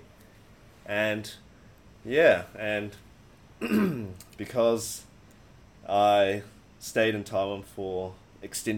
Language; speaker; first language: English; native; English